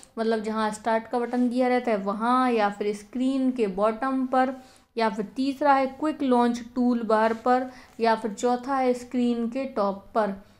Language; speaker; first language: Hindi; native; Hindi